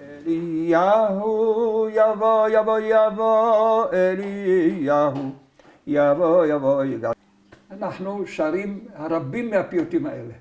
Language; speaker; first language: Hebrew; early bilingual, other home language; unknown